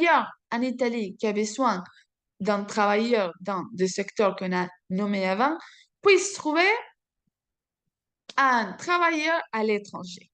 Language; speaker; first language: French; non-native, fluent; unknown